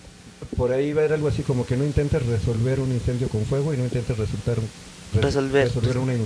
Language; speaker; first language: Spanish; native; Spanish